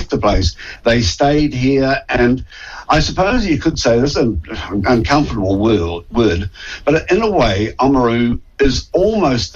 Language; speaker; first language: English; native; English